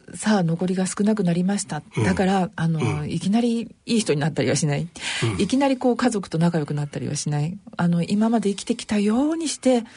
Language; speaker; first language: Japanese; native; Japanese